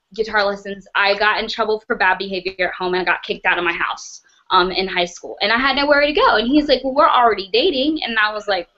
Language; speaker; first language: English; native; English